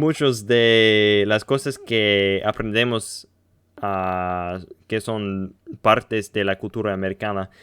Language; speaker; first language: Spanish; non-native, learner; English